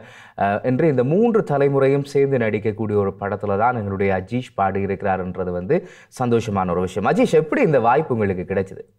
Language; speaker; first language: Tamil; native; Tamil